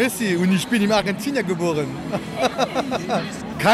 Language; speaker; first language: German; non-native, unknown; Spanish